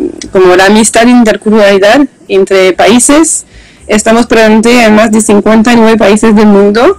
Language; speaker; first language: Spanish; non-native, learner; French